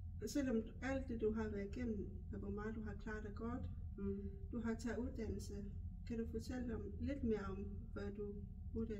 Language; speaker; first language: Danish; non-native, local second language; Kalaallisut